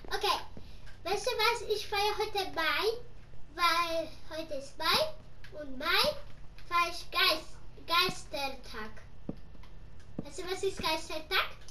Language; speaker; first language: German; non-native, learner; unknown